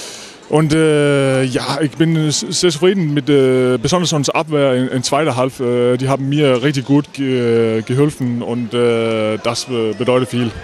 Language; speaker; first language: German; non-native, fluent; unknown